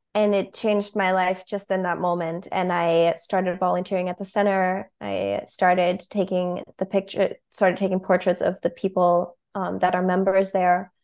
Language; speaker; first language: English; non-native, fluent; German